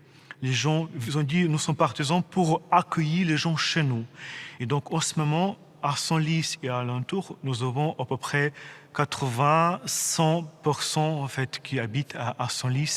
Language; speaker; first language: French; non-native, fluent; Ukrainian